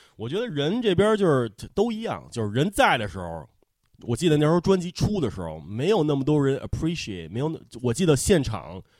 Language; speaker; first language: Chinese; early bilingual, heritage; Chinese